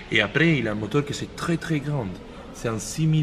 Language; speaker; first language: French; non-native, fluent; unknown